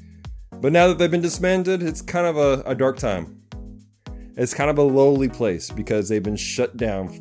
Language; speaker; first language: English; native; English